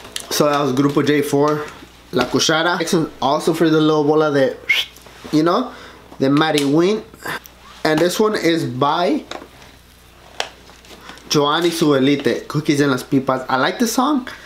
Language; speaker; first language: English; early bilingual, other home language; Spanish